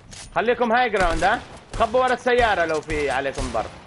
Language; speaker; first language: Arabic; native; Arabic